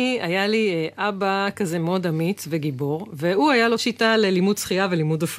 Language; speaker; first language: Hebrew; native; Hebrew